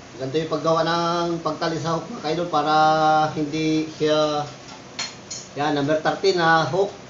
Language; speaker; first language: Filipino; non-native, local second language; Cebuano